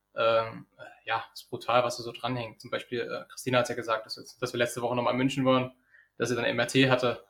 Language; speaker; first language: German; native; German